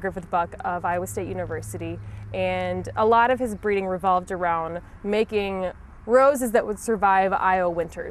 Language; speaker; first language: English; native; English